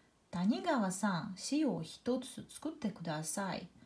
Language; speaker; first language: Japanese; non-native, fluent; Russian